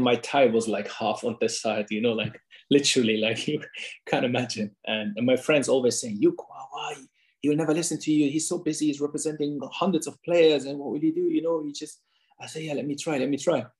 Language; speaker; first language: English; non-native, fluent; German